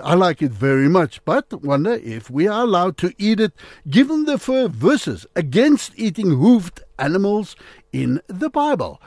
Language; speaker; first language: English; non-native, local second language; Afrikaans